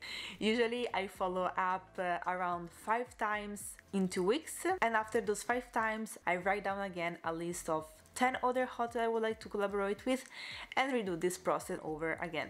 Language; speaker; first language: English; non-native, fluent; Italian